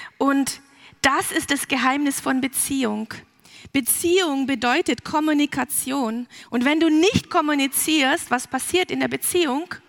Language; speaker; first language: German; early bilingual, heritage; German